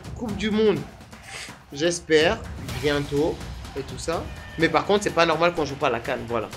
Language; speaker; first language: French; native; French